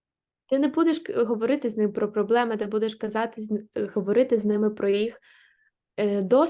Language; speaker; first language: Ukrainian; native; Ukrainian